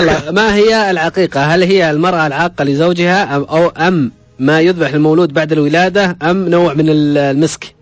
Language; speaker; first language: Arabic; native; Arabic